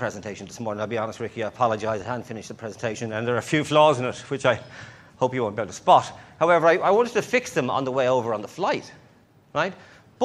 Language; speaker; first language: English; native; English